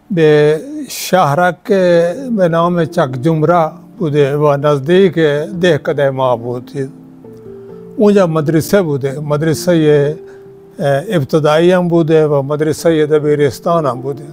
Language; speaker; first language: Persian; non-native, fluent; Punjabi